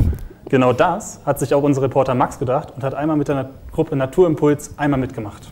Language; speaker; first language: German; native; German